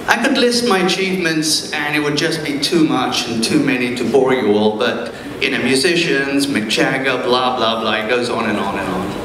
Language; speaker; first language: English; early bilingual, other home language; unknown